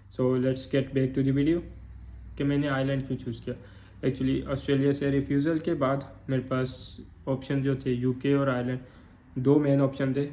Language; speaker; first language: Urdu; non-native, local second language; Northern Hindko